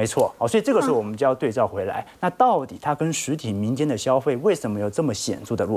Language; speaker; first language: Chinese; native; Chinese